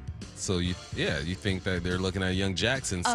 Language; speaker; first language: English; native; English